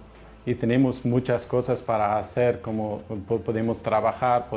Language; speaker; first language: Spanish; non-native, learner; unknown